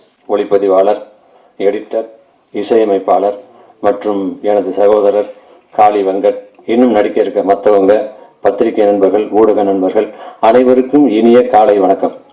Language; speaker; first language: Tamil; native; Tamil